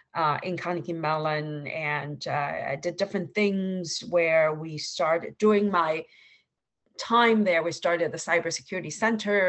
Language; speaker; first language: English; non-native, fluent; Chinese